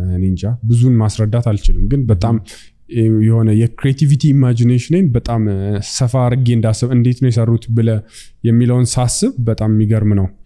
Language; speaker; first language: Amharic; native; Amharic